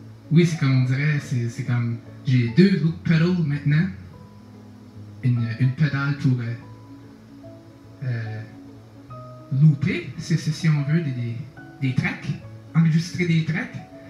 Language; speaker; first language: French; native; French